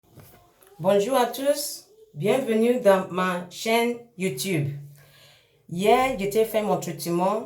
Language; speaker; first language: French; non-native, learner; English